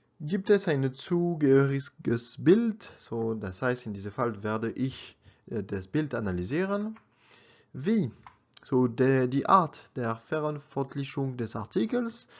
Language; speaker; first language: German; non-native, learner; French